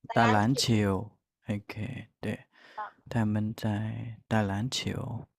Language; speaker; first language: Chinese; non-native, fluent; Khmer